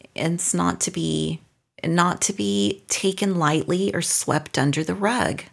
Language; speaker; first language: English; non-native, fluent; Spanish